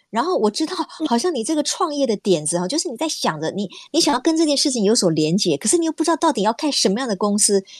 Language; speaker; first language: Chinese; native; Chinese